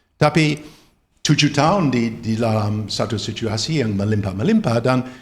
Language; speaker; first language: Indonesian; non-native, fluent; English